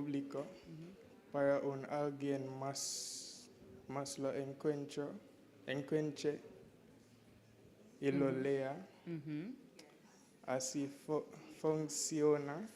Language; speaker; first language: Spanish; non-native, learner; English